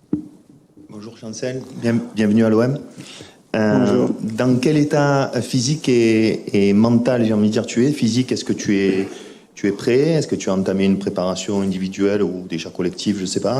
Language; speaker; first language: French; native; French